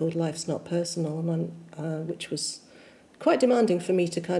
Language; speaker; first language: English; native; English